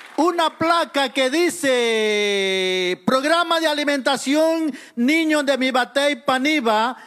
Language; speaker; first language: Spanish; early bilingual, other home language; Haitian Creole